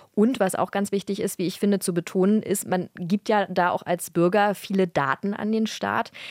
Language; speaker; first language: German; native; German